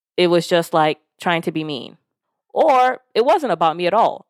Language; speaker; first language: English; early bilingual, other home language; Yoruba